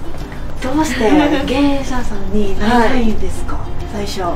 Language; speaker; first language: Japanese; non-native, fluent; Cantonese